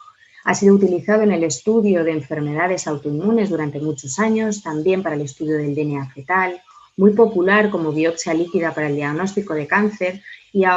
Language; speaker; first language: Spanish; native; Spanish